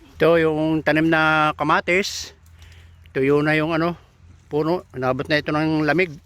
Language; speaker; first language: Filipino; native; Filipino